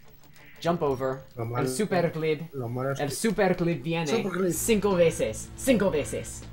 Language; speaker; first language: Spanish; non-native, learner; English